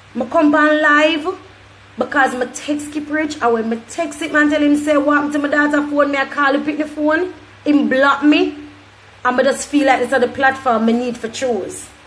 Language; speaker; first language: English; native; English